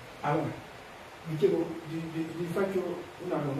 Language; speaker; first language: Italian; non-native, fluent; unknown